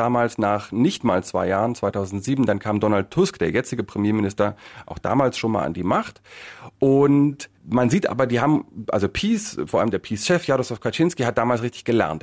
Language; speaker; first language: German; native; German